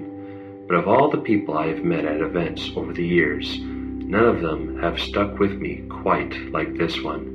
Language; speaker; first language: English; native; English